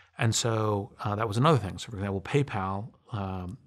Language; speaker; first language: English; native; English